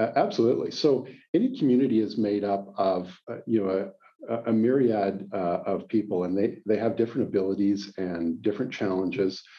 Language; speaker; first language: English; native; English